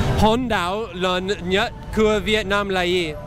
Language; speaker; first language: Vietnamese; non-native, learner; English